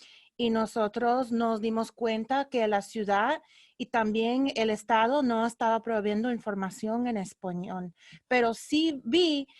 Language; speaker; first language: Spanish; early bilingual, heritage; Spanish